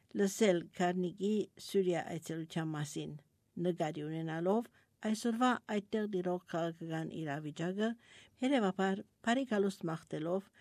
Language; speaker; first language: Armenian; early bilingual, heritage; Armenian